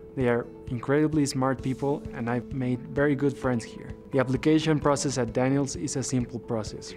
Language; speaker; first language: English; non-native, fluent; Spanish